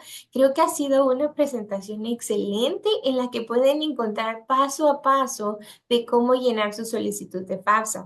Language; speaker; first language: Spanish; native; Spanish